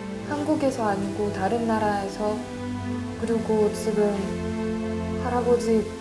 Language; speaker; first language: Korean; non-native, fluent; Russian